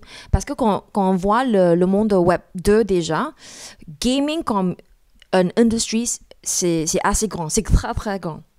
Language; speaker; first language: French; non-native, fluent; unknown